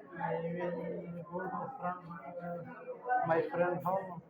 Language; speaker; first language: English; non-native, learner; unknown